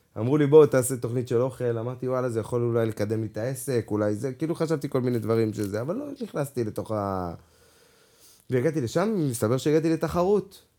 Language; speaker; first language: Hebrew; non-native, local second language; Arabic